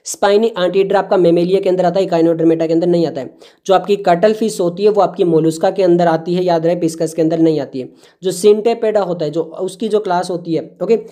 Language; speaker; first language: Hindi; native; Hindi